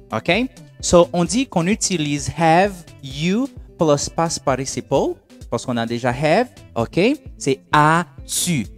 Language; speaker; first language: French; non-native, local second language; Haitian Creole